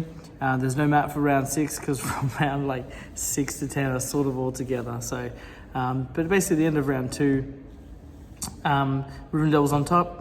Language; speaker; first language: English; native; English